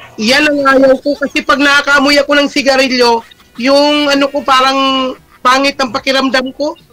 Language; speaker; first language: Filipino; non-native, local second language; Masbatenyo